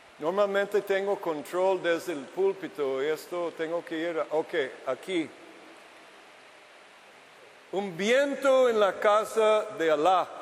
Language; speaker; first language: Spanish; non-native, fluent; English